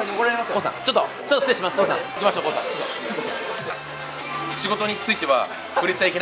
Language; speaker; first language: Japanese; native; Japanese